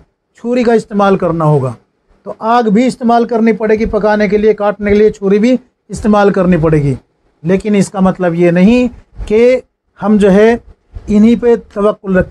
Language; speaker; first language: Urdu; native; Urdu